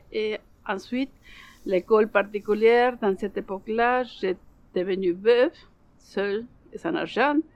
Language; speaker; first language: French; non-native, learner; Spanish